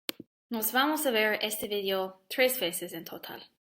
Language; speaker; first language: Spanish; non-native, learner; English